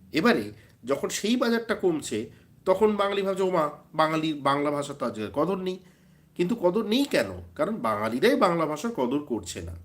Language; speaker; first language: Bangla; native; Bangla